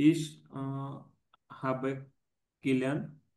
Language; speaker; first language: German; non-native, learner; Marathi